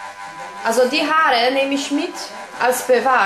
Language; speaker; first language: German; non-native, fluent; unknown